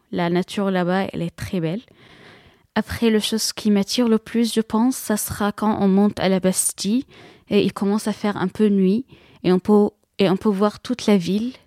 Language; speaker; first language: French; non-native, fluent; Arabic